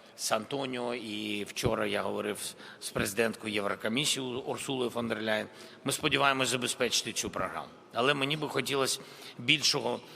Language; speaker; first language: Ukrainian; non-native, local second language; Russian